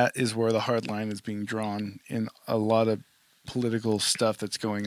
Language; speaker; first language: English; native; English